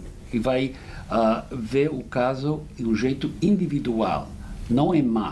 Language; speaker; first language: Portuguese; non-native, fluent; English